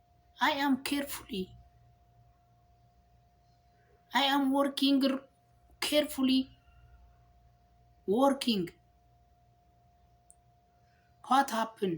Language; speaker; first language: English; non-native, learner; Amharic